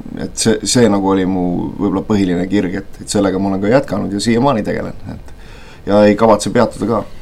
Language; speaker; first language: Estonian; native; Estonian